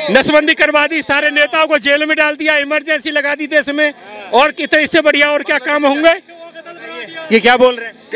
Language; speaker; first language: Hindi; native; Hindi